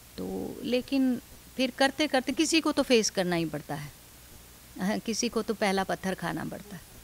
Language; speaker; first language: Hindi; non-native, local second language; Dogri